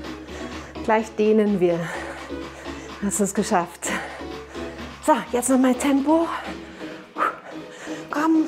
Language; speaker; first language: German; native; German